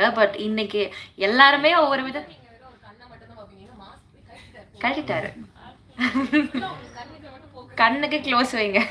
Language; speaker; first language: Tamil; native; Tamil